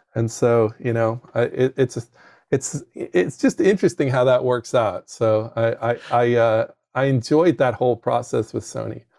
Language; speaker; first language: English; native; English